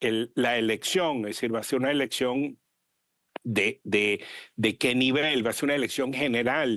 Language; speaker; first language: Spanish; native; Spanish